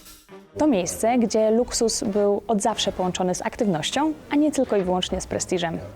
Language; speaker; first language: Polish; native; Polish